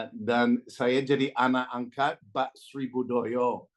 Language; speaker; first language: Indonesian; non-native, fluent; English